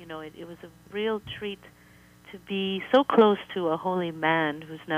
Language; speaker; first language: English; native; English